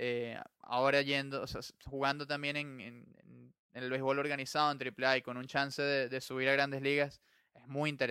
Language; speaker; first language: Spanish; native; Spanish